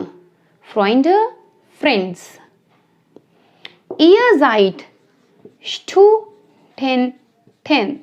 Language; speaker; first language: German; non-native, fluent; Hindi